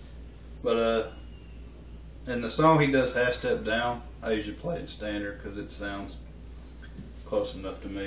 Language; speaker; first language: English; native; English